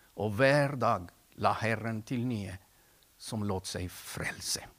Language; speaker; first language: Norwegian; non-native, fluent; Spanish